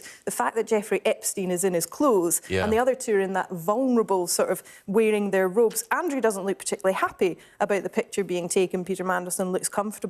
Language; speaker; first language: English; native; English